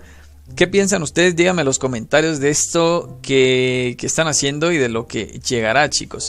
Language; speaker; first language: Spanish; native; Spanish